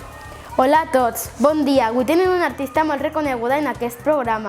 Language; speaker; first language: Catalan; non-native, local second language; Spanish